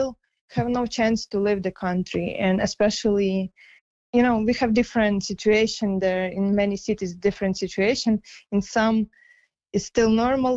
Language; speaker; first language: English; non-native, fluent; Ukrainian